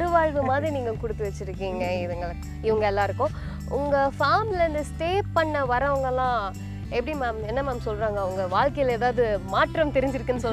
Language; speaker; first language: Tamil; native; Tamil